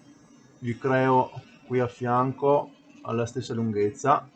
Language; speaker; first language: Italian; native; Italian